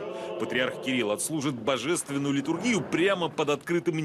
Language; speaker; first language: Russian; native; Russian